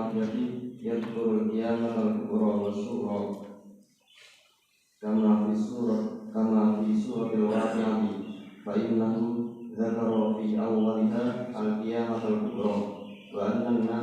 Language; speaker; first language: Arabic; non-native, fluent; Indonesian